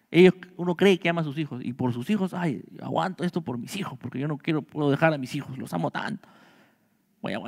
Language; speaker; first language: Spanish; native; Spanish